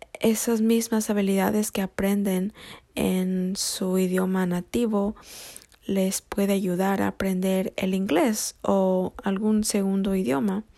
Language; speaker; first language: Spanish; early bilingual, heritage; Spanish